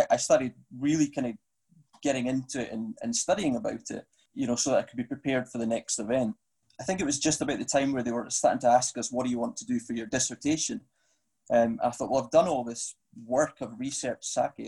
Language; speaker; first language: English; native; English